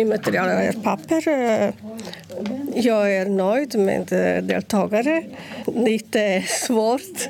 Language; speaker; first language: Swedish; non-native, learner; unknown